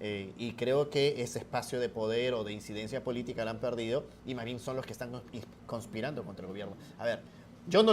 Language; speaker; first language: Spanish; native; Spanish